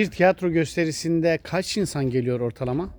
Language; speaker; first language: Turkish; native; Turkish